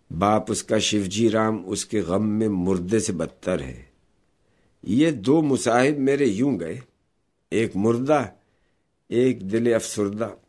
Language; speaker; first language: Urdu; native; Urdu